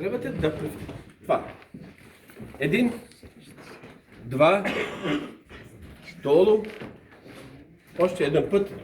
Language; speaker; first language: Bulgarian; non-native, learner; Serbian